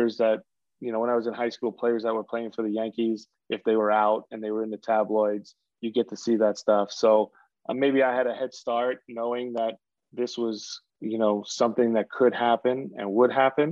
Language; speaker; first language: English; native; English